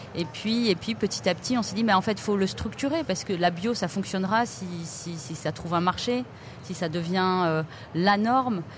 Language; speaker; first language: French; native; French